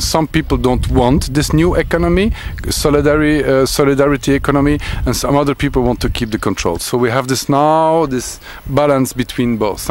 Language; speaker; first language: English; non-native, fluent; French